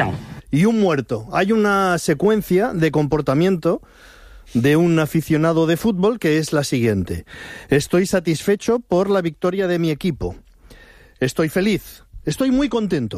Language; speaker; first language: Spanish; native; Spanish